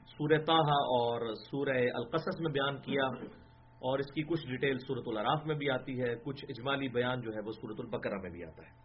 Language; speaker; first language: Urdu; non-native, local second language; Punjabi